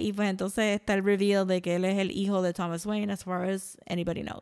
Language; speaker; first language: Spanish; early bilingual, heritage; Spanish